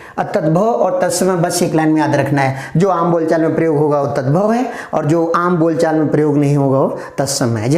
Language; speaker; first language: Hindi; native; Hindi